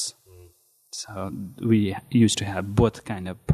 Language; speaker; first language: English; non-native, fluent; Nepali